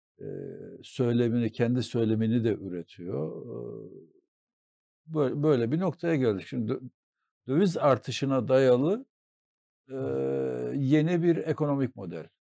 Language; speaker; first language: Turkish; native; Turkish